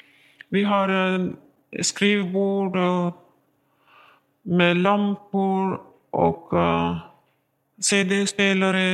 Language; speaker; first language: Swedish; non-native, learner; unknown